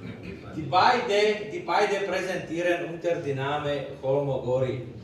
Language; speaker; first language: German; non-native, learner; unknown